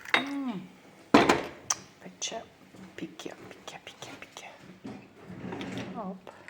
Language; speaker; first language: Italian; non-native, learner; Ukrainian